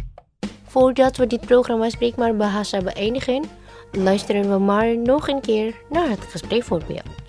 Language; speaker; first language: Dutch; non-native, learner; Indonesian